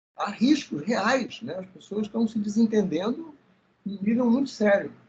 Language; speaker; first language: Portuguese; early bilingual, other home language; Spanish